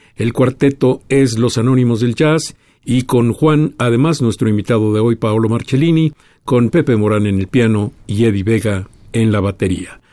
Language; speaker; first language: Spanish; native; Spanish